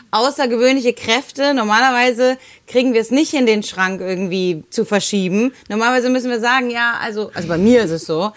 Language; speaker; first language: German; early bilingual, other home language; Spanish